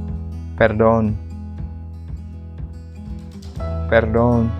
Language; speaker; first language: Spanish; non-native, fluent; Wolof